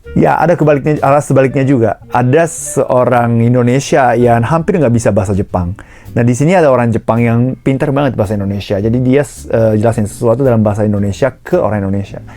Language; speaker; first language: Indonesian; non-native, fluent; Japanese